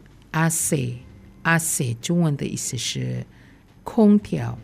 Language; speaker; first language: Chinese; non-native, fluent; Indonesian